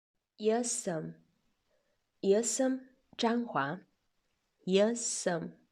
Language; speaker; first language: Slovenian; non-native, fluent; Chinese